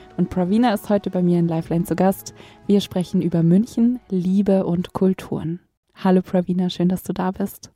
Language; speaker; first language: German; native; German